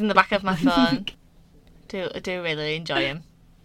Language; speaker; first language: English; native; English